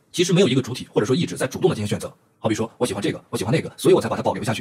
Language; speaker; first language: Chinese; native; Chinese